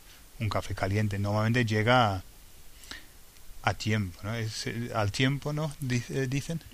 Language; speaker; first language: Spanish; non-native, fluent; English